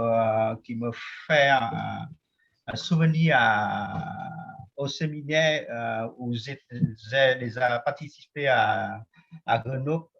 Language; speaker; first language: French; non-native, fluent; Vietnamese